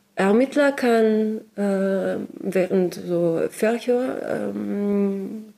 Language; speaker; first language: German; non-native, learner; Russian